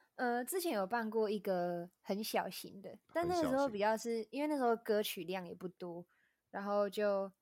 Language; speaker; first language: Chinese; native; Chinese